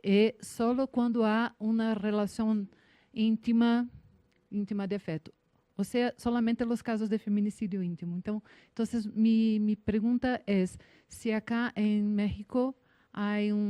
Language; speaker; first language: Spanish; non-native, learner; Portuguese